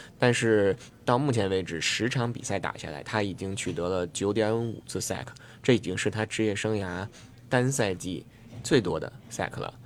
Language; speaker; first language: Chinese; native; Chinese